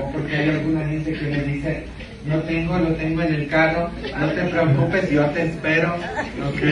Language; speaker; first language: Spanish; non-native, fluent; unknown